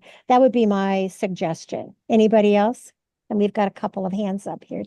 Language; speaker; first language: English; native; English